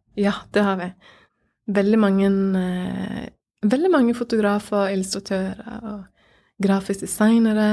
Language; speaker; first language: Norwegian; native; Norwegian